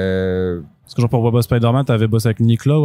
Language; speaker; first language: French; native; French